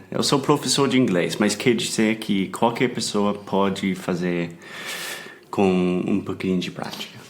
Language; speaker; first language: Portuguese; non-native, fluent; English